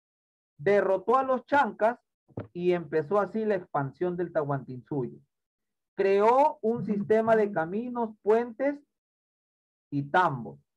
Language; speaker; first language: Spanish; native; Spanish